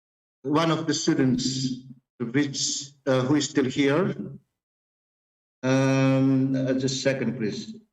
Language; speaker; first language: English; non-native, fluent; Indonesian